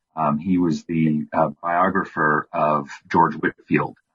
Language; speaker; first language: English; native; English